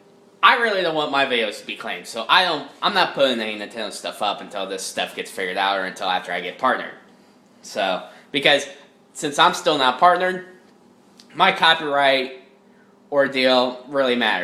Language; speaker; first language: English; native; English